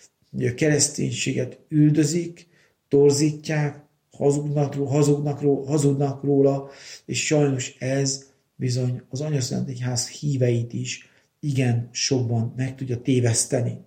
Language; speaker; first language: Hungarian; native; Hungarian